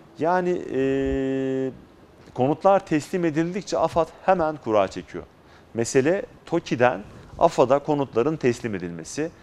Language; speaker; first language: Turkish; native; Turkish